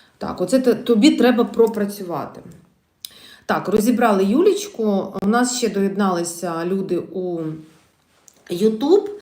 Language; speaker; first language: Ukrainian; non-native, local second language; Russian